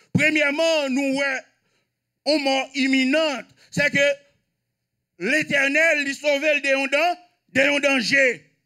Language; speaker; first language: French; non-native, local second language; Haitian Creole